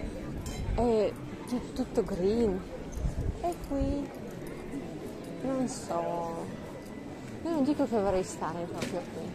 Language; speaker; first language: Italian; non-native, learner; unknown